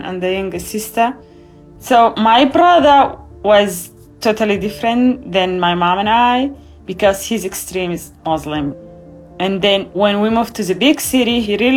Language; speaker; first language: English; non-native, fluent; Arabic